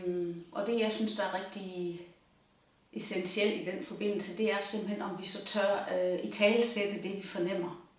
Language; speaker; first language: Danish; native; Danish